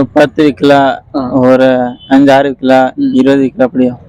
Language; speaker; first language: Tamil; non-native, local second language; Marwari